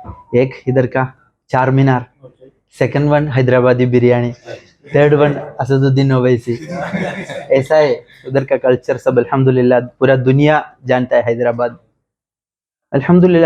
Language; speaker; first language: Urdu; non-native, local second language; Malayalam